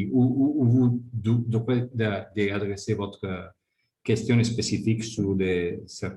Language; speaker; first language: French; non-native, fluent; Spanish